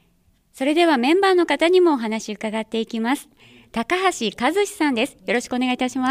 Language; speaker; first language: Japanese; native; Japanese